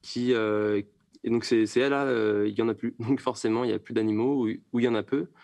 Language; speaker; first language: French; native; French